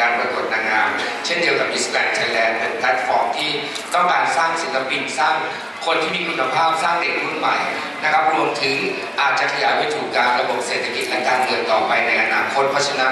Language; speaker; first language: Thai; native; Thai